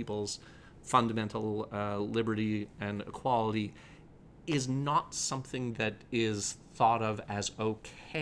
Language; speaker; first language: English; native; English